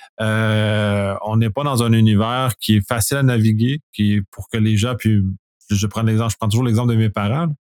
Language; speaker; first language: French; native; French